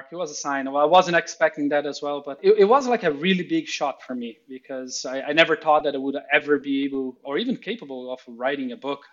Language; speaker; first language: English; non-native, fluent; Portuguese